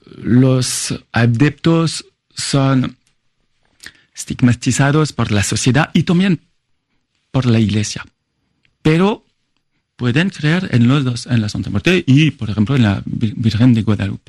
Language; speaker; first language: Spanish; non-native, fluent; French